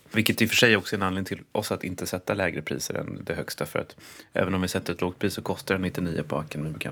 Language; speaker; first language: Swedish; native; Swedish